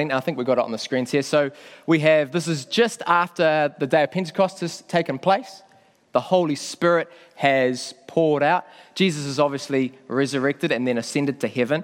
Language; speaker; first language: English; native; English